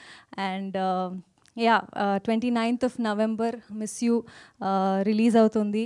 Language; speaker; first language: Telugu; non-native, learner; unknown